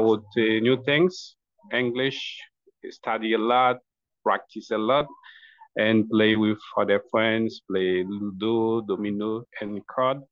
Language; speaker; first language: English; non-native, learner; Haitian Creole